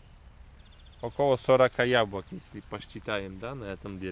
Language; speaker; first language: Russian; non-native, fluent; Polish